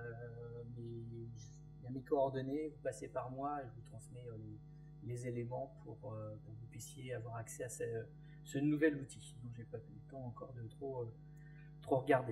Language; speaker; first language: French; native; French